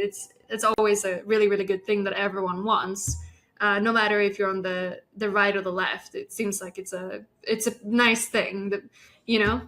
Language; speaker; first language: English; non-native, fluent; Swedish